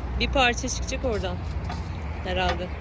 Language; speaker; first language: Turkish; native; Turkish